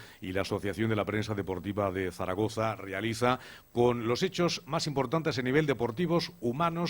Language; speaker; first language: Spanish; native; Spanish